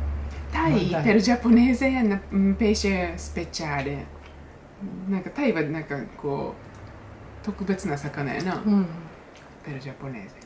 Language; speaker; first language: Italian; non-native, learner; Japanese